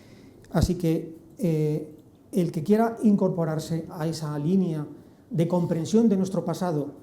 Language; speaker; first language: Spanish; native; Spanish